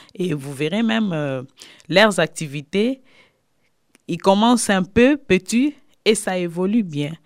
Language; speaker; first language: French; non-native, local second language; Lingala